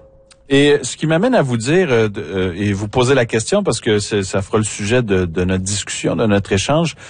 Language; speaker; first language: French; native; French